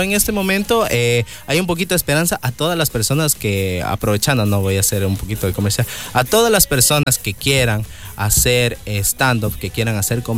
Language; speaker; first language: Spanish; native; Spanish